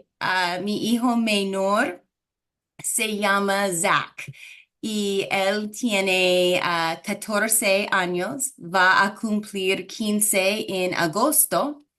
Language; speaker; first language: Spanish; non-native, fluent; English